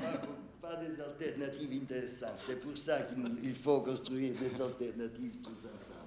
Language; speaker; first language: French; non-native, fluent; Italian